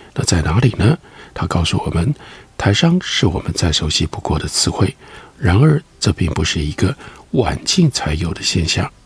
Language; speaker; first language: Chinese; native; Chinese